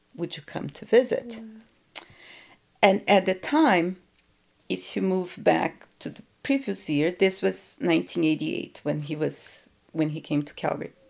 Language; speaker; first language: English; non-native, fluent; Portuguese